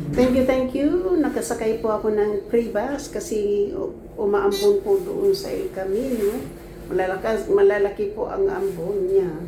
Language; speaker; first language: Filipino; non-native, local second language; Cebuano